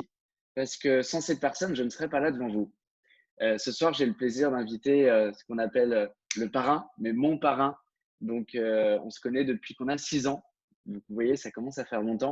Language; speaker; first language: French; native; French